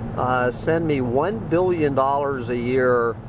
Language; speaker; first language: English; native; English